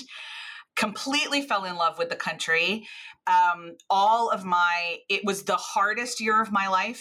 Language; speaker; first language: English; native; English